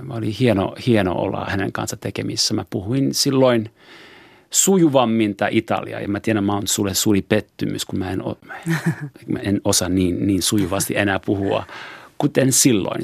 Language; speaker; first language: Finnish; non-native, fluent; French